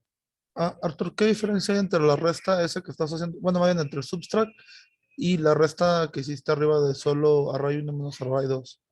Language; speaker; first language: Spanish; native; Spanish